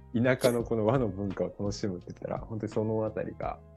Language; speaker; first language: Japanese; native; Japanese